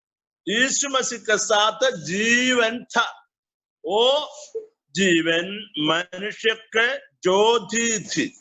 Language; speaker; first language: Hindi; non-native, learner; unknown